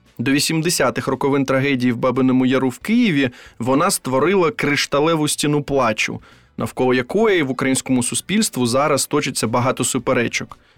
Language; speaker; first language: Ukrainian; native; Ukrainian